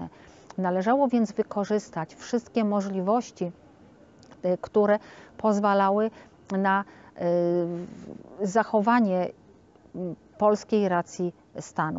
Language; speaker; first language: Polish; native; Polish